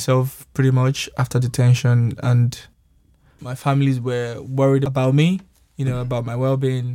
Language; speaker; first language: English; non-native, local second language; Yoruba